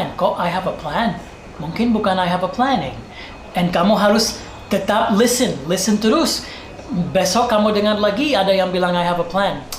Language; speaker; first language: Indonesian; non-native, fluent; English